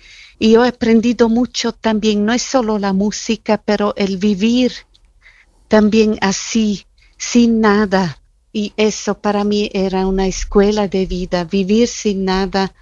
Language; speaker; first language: Spanish; non-native, fluent; German